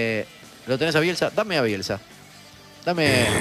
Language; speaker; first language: Spanish; native; Spanish